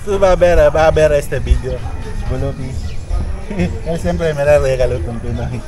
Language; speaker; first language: Spanish; non-native, learner; Filipino